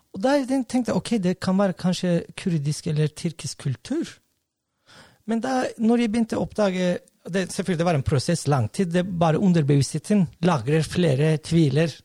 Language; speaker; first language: Norwegian; non-native, fluent; Turkish